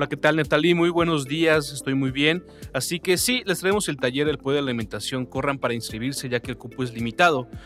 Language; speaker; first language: Spanish; native; Spanish